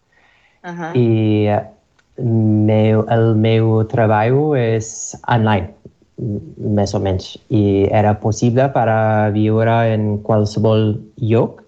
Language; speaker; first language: Catalan; non-native, learner; English